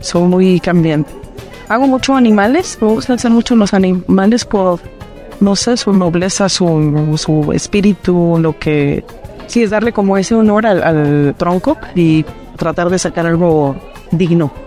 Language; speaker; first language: Spanish; native; Spanish